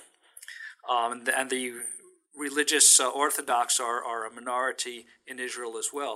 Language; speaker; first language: English; native; English